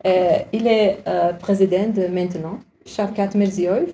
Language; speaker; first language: French; non-native, learner; Uzbek